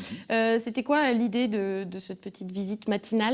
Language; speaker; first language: French; native; French